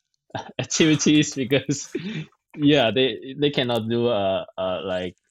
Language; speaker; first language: English; non-native, local second language; Cantonese